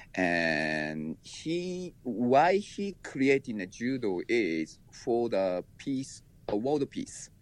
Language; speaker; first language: English; non-native, learner; Japanese